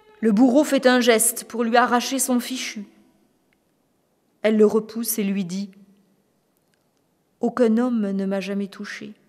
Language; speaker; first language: French; native; French